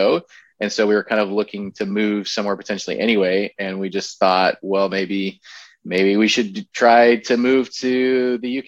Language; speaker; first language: English; native; English